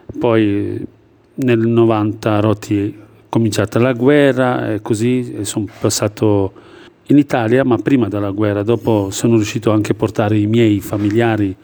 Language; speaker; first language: Italian; non-native, fluent; Albanian